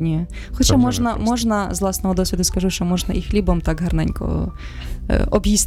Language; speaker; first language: Ukrainian; native; Ukrainian